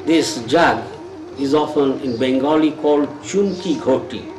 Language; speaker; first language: English; non-native, local second language; Bangla